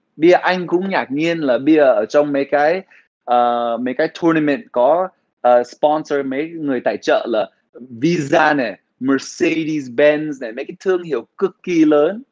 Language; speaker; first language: Vietnamese; early bilingual, heritage; Vietnamese